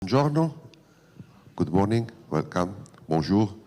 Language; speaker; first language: English; non-native, fluent; Italian